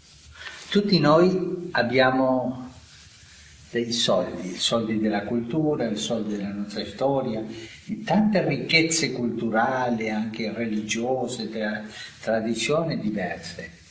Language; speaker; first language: Italian; non-native, fluent; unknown